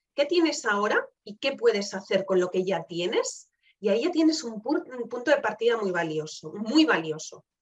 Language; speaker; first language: Spanish; native; Spanish